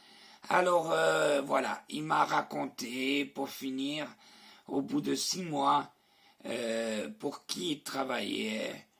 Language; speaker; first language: French; non-native, fluent; Spanish